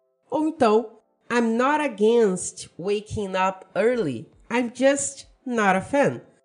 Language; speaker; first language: English; non-native, fluent; Portuguese